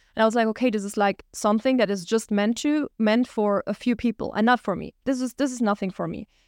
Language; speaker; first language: English; non-native, fluent; German